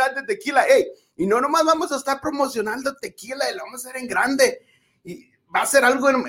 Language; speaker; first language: Spanish; early bilingual, other home language; English